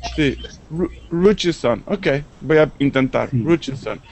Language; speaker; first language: Spanish; native; Spanish